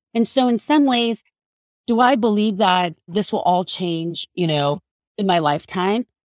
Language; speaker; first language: English; non-native, fluent; Korean